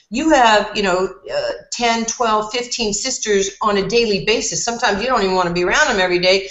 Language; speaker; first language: English; native; English